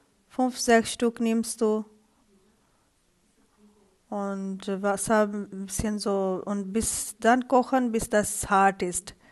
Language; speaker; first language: German; non-native, learner; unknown